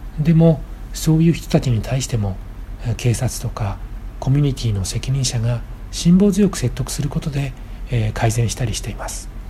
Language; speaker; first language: Japanese; native; Japanese